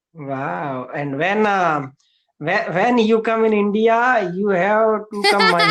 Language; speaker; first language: English; non-native, learner; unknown